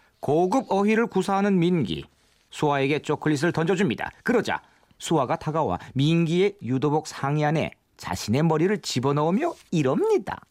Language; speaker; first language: Korean; native; Korean